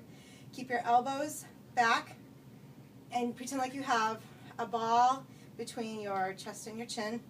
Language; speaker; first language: English; native; English